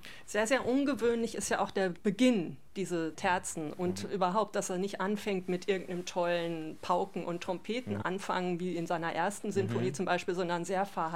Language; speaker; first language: German; native; German